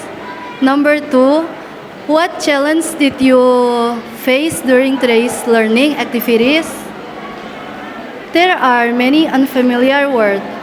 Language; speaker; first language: English; non-native, learner; Indonesian